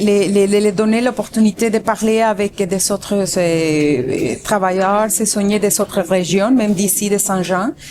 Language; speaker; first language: French; non-native, fluent; Spanish